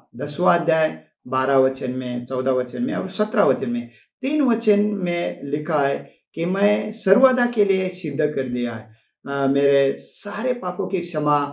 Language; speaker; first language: Hindi; non-native, local second language; Marathi